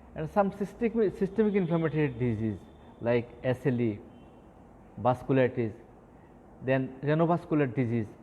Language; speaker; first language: English; non-native, local second language; Bangla